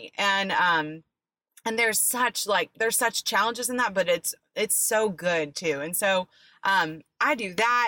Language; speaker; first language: English; native; English